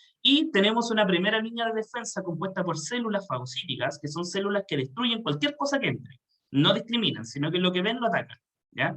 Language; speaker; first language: Spanish; native; Spanish